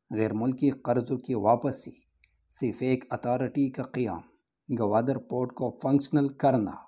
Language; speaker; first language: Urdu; non-native, local second language; Pashto